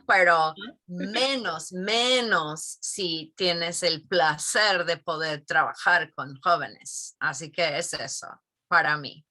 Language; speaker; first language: Spanish; non-native, fluent; English